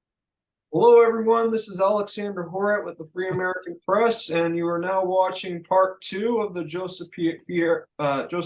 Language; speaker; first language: English; native; English